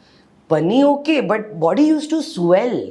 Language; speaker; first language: Telugu; non-native, learner; Hindi